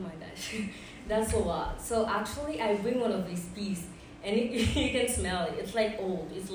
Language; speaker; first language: English; non-native, fluent; Haitian Creole